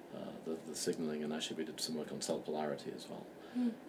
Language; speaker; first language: English; native; English